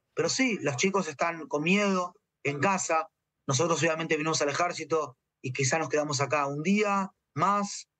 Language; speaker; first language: Spanish; native; Spanish